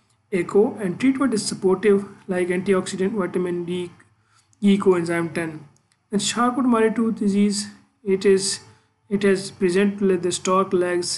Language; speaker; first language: English; non-native, local second language; Urdu